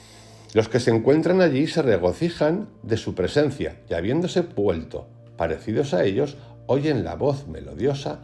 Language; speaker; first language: Spanish; native; Spanish